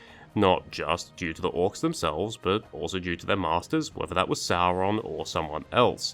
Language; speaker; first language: English; native; English